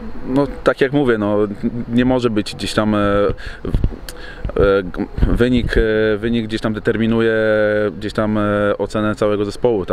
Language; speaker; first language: Polish; native; Polish